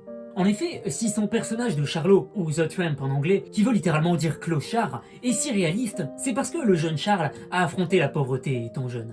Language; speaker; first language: French; native; French